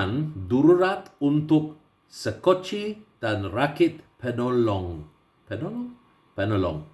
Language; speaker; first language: Indonesian; non-native, learner; English